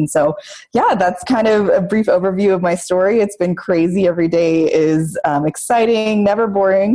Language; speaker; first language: English; native; English